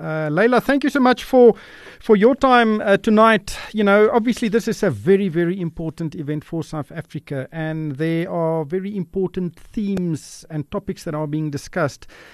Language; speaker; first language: English; non-native, local second language; Afrikaans